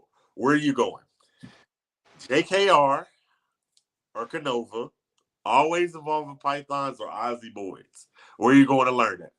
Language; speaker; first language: English; native; English